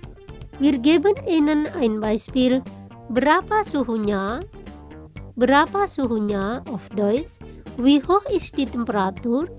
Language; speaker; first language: German; non-native, fluent; Indonesian